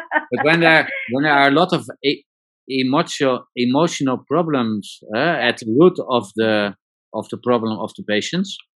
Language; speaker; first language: English; non-native, learner; Dutch